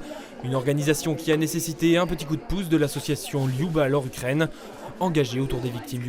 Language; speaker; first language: French; native; French